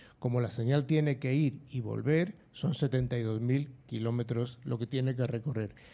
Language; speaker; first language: Spanish; native; Spanish